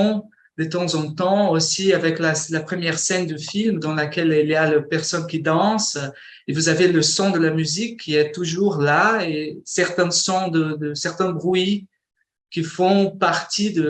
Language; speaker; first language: French; non-native, fluent; Portuguese